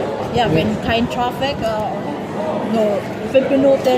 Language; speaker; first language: German; non-native, learner; Filipino